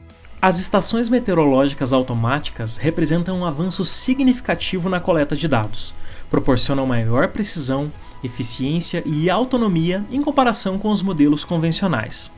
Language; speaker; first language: Portuguese; native; Portuguese